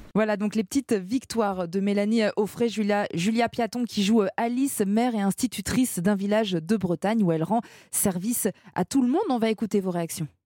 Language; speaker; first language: French; native; French